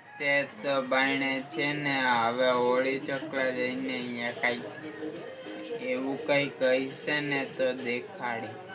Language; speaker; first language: Gujarati; native; Gujarati